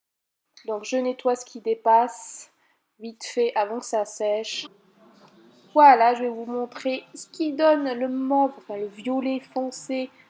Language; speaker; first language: French; native; French